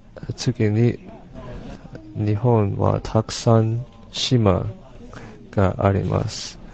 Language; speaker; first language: Japanese; non-native, learner; English